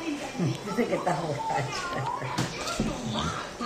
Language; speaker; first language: Spanish; native; Spanish